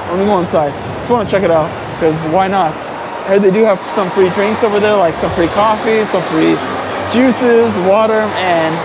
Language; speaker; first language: English; native; English